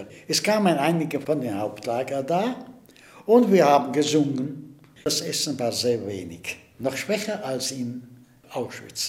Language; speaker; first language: German; early bilingual, heritage; Czech